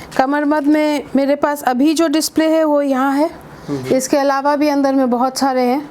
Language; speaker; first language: Hindi; native; Hindi